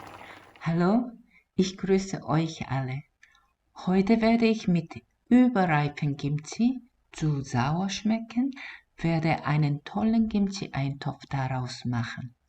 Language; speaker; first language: German; non-native, fluent; Korean